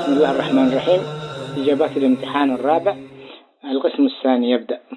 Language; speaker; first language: Arabic; non-native, fluent; Tigrinya